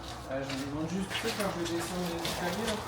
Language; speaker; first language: French; native; French